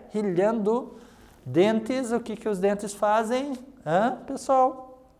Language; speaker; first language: Portuguese; native; Portuguese